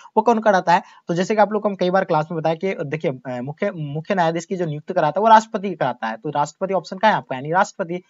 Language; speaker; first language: Hindi; native; Hindi